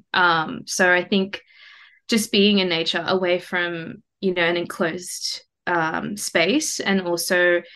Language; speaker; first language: English; early bilingual, other home language; Morisyen